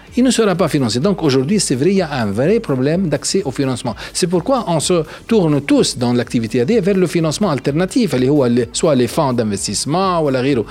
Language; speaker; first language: French; non-native, local second language; Arabic